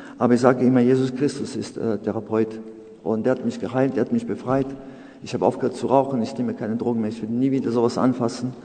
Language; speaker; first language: German; non-native, fluent; Serbian